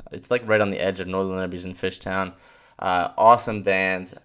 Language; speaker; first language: English; native; English